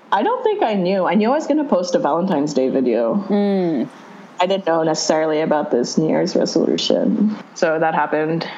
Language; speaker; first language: English; non-native, local second language; Cebuano